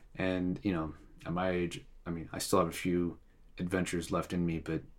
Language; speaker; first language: English; non-native, fluent; Tigrinya